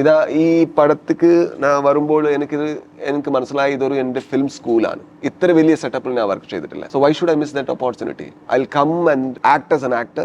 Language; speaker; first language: Malayalam; non-native, learner; Kannada